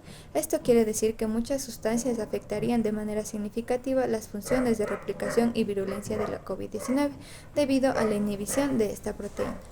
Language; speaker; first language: Spanish; native; Spanish